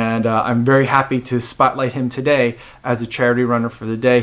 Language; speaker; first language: English; native; English